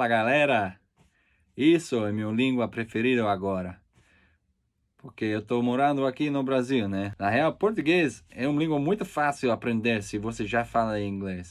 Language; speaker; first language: Portuguese; non-native, learner; English